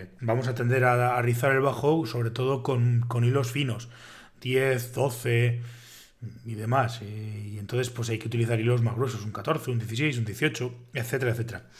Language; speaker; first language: Spanish; native; Spanish